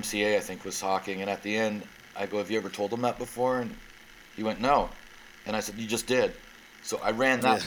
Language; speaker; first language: English; native; English